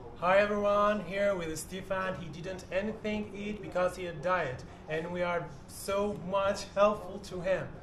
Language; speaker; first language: English; non-native, learner; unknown